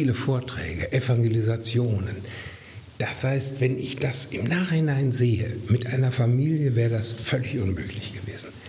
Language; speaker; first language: German; native; German